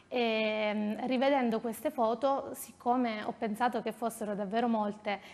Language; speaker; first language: Italian; native; Italian